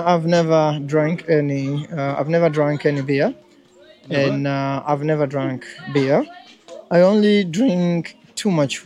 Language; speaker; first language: English; non-native, fluent; Swahili